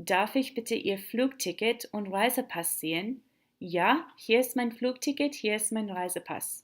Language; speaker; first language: German; non-native, fluent; English